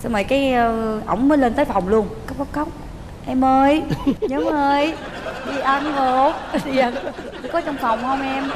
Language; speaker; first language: Vietnamese; native; Vietnamese